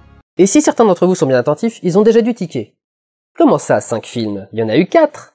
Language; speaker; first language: French; native; French